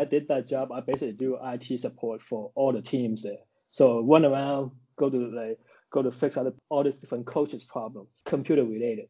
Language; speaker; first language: English; non-native, local second language; Cantonese